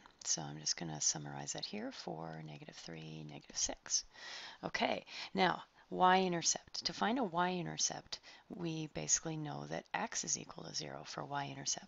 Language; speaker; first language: English; native; English